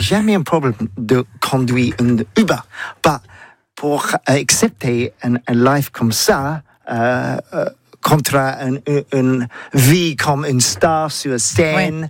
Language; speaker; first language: French; non-native, learner; English